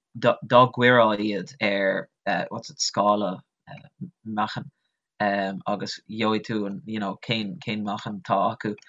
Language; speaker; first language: Irish; non-native, local second language; English